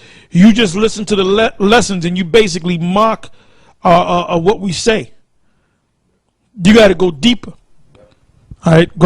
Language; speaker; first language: English; native; English